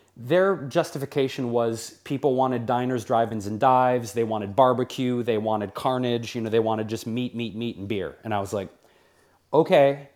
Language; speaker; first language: English; native; English